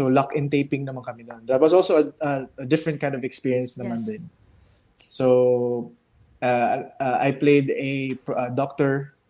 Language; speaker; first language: Filipino; native; Filipino